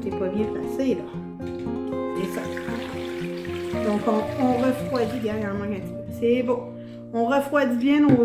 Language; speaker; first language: French; native; French